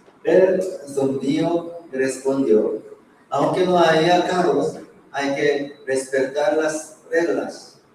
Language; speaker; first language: Spanish; non-native, fluent; Korean